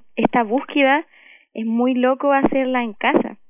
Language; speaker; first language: Spanish; native; Spanish